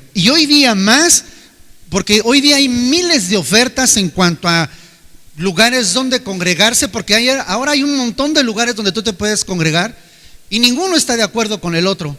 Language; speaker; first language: Spanish; native; Spanish